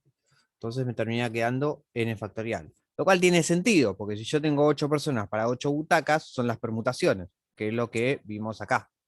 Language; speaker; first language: Spanish; native; Spanish